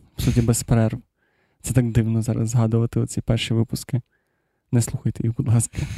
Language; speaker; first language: Ukrainian; non-native, local second language; Russian